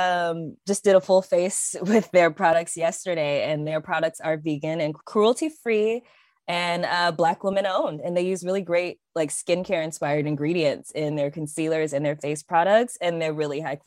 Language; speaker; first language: English; native; English